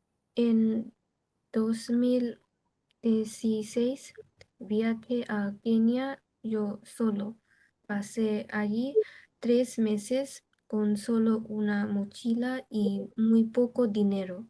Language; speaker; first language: Spanish; non-native, learner; Bangla